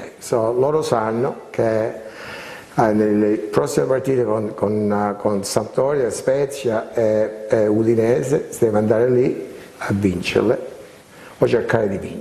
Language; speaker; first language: Italian; early bilingual, heritage; Italian